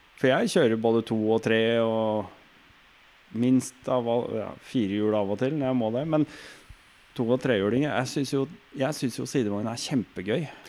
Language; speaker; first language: Norwegian; native; Norwegian